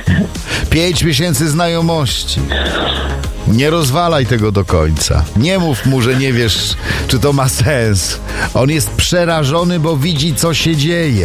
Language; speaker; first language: Polish; native; Polish